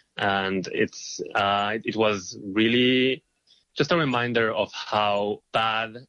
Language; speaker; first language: English; non-native, fluent; Hebrew